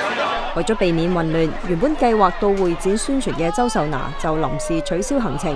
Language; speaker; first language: Cantonese; native; Cantonese